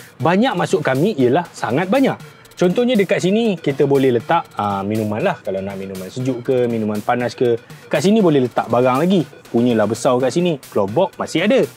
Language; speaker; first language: Malay; native; Malay